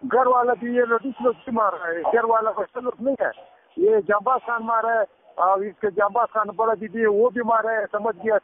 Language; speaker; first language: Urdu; non-native, fluent; Pashto